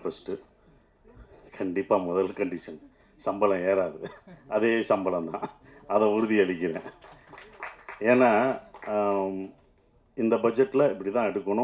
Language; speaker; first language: Tamil; native; Tamil